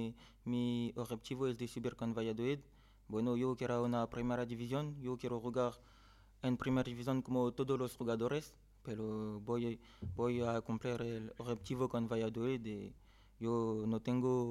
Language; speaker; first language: Spanish; non-native, fluent; French